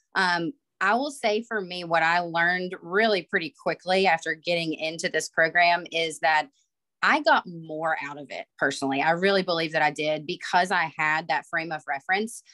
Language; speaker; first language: English; native; English